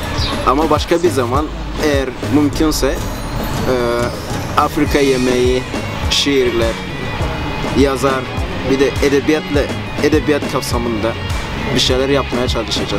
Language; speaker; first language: Turkish; non-native, fluent; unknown